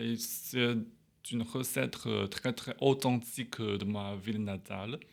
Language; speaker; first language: French; non-native, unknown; Chinese